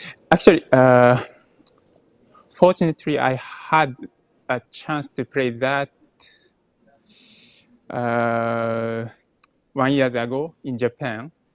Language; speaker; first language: English; non-native, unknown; Japanese